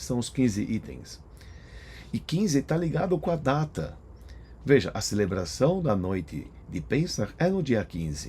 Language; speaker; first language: Portuguese; native; Portuguese